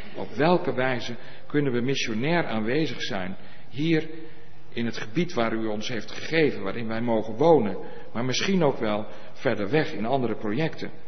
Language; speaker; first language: Dutch; native; Dutch